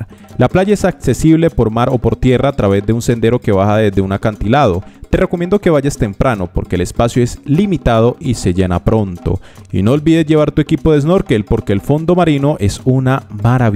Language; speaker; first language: Spanish; native; Spanish